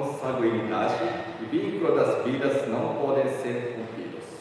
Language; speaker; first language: Portuguese; non-native, fluent; Japanese